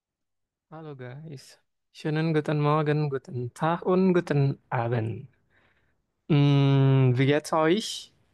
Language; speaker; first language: German; non-native, learner; Indonesian